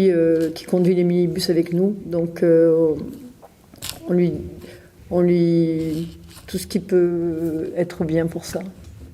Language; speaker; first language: French; native; French